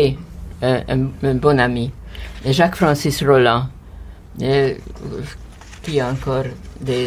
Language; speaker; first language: French; non-native, fluent; Hungarian